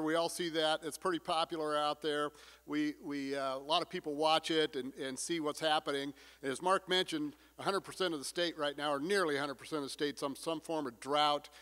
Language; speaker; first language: English; native; English